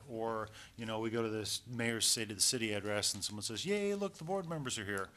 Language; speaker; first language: English; native; English